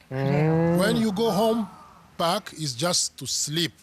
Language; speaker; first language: English; non-native, fluent; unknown